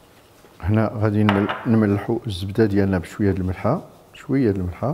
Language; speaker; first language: Arabic; native; Arabic